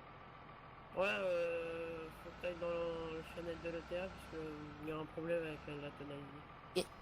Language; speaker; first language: French; native; French